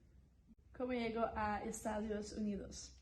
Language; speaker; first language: Spanish; non-native, learner; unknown